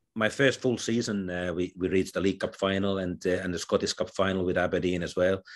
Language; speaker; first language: English; non-native, fluent; Finnish